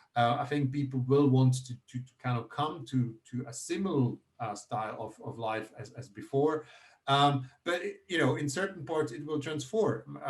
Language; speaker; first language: English; non-native, fluent; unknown